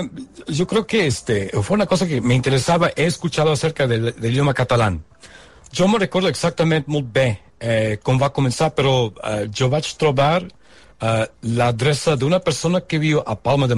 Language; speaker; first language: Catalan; non-native, learner; English